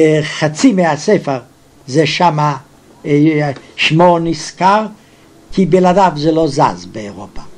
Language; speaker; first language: Hebrew; non-native, fluent; Yiddish